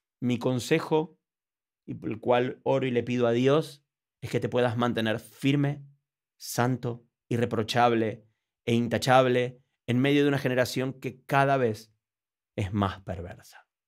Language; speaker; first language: Spanish; native; Spanish